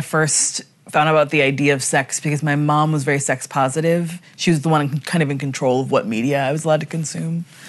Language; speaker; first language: English; native; English